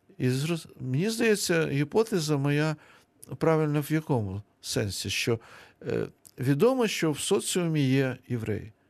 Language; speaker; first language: Ukrainian; non-native, local second language; Russian